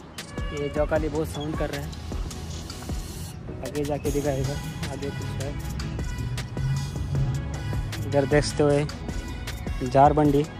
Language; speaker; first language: Hindi; non-native, local second language; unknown